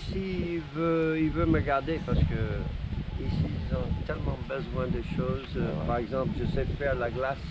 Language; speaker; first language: French; non-native, fluent; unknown